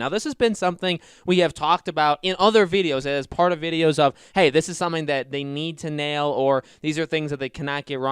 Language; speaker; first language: English; native; English